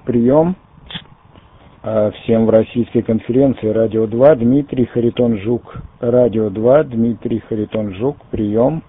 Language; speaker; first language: Russian; native; Russian